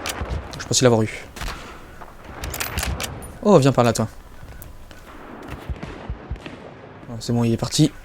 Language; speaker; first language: French; native; French